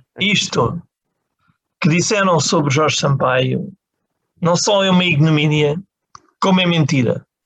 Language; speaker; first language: Portuguese; native; Portuguese